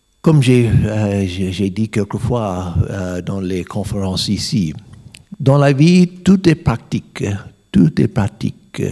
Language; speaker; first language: French; non-native, learner; English